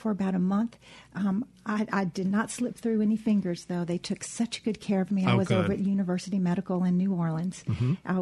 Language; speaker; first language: English; native; English